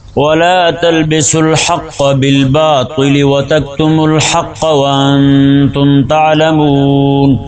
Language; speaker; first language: Urdu; non-native, local second language; Punjabi